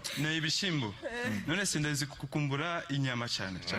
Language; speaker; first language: Kinyarwanda; non-native, learner; French